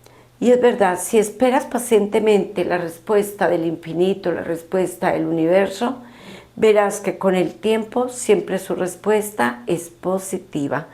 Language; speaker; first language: Spanish; native; Spanish